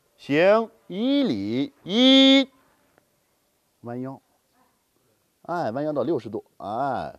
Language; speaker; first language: Chinese; native; Chinese